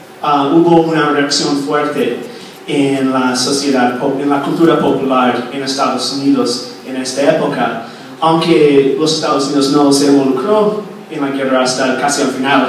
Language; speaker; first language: Spanish; non-native, fluent; English